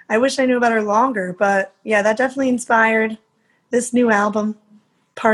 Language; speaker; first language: English; native; English